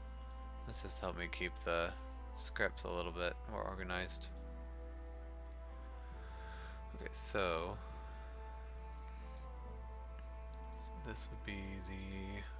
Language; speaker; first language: English; native; English